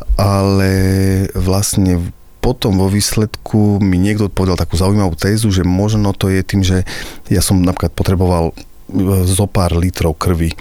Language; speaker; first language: Slovak; native; Slovak